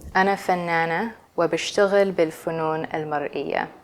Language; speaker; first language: Arabic; early bilingual, other home language; English